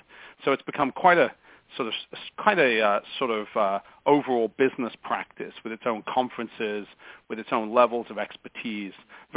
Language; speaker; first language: English; native; English